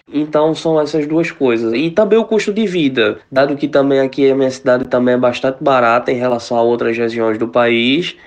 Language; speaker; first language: Portuguese; native; Portuguese